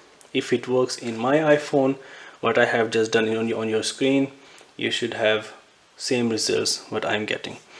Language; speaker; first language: English; non-native, fluent; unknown